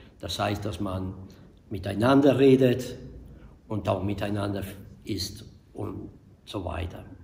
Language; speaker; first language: German; non-native, fluent; Italian